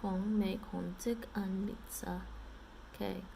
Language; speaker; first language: Vietnamese; non-native, learner; English